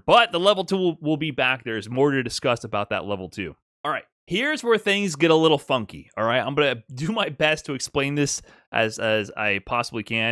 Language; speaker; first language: English; native; English